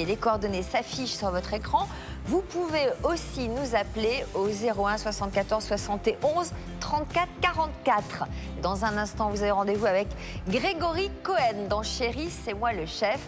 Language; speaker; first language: French; native; French